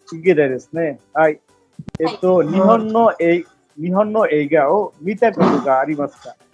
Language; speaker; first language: Japanese; non-native, fluent; Bangla